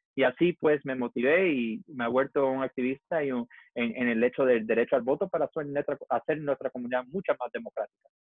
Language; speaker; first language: Spanish; early bilingual, heritage; Spanish